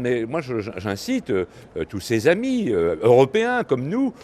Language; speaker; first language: French; native; French